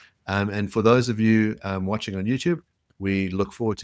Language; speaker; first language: English; native; English